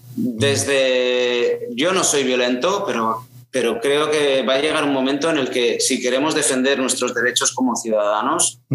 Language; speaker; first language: Spanish; native; Spanish